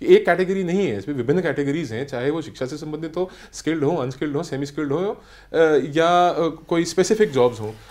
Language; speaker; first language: Hindi; native; Hindi